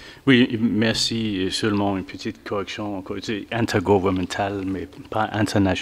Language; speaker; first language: French; non-native, fluent; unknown